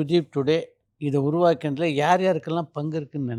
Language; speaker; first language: Tamil; native; Tamil